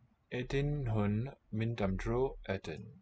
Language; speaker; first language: Welsh; non-native, learner; English